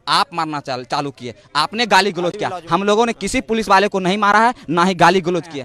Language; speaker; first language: Hindi; native; Hindi